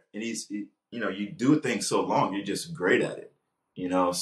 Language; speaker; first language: English; native; English